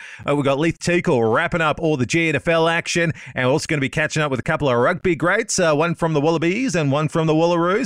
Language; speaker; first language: English; native; English